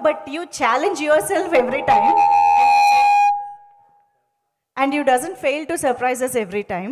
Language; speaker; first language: Telugu; native; Telugu